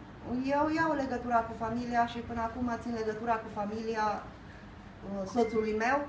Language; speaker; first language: Romanian; non-native, fluent; Arabic